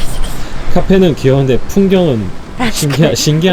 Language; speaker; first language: Korean; native; Korean